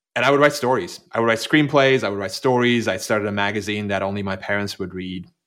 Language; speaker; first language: English; non-native, fluent; Turkish